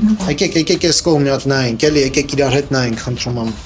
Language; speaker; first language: Armenian; native; Armenian